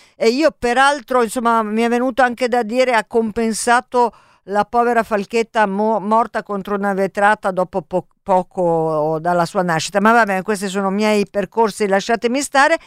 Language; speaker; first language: Italian; native; Italian